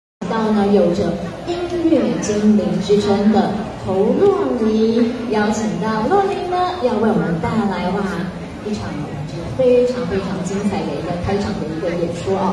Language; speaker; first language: Chinese; native; Chinese